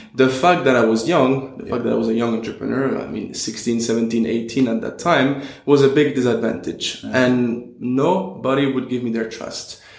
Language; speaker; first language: English; non-native, fluent; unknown